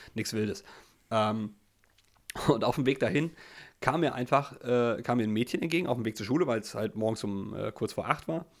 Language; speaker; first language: German; early bilingual, other home language; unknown